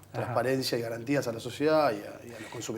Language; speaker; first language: Spanish; native; Spanish